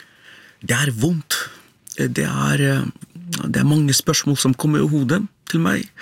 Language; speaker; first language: Norwegian; non-native, learner; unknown